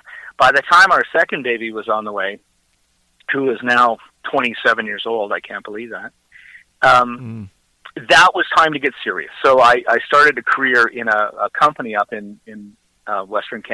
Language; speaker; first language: English; native; English